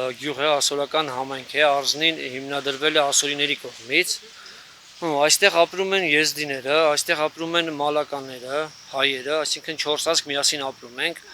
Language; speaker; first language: Armenian; non-native, local second language; Kurdish